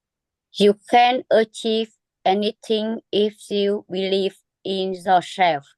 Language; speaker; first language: English; non-native, learner; Vietnamese